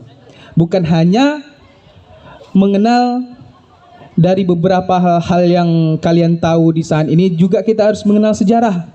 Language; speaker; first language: Indonesian; native; Indonesian